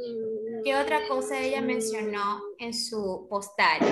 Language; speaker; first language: Spanish; non-native, learner; English